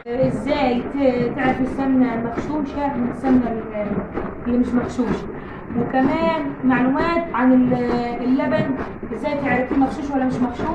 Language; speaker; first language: Arabic; native; Arabic